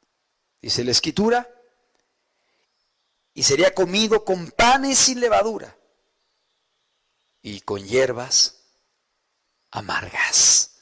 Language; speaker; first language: Spanish; native; Spanish